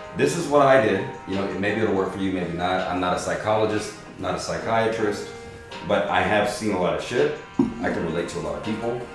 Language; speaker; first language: English; native; English